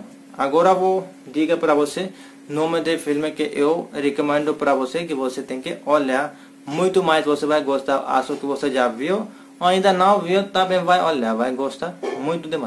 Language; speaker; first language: Portuguese; non-native, learner; Hindi